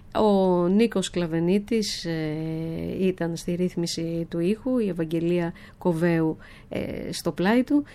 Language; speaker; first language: Greek; native; Greek